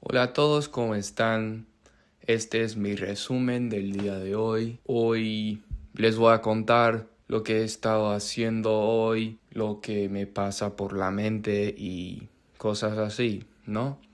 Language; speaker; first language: Spanish; non-native, fluent; English